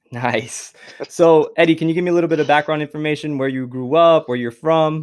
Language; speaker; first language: English; native; English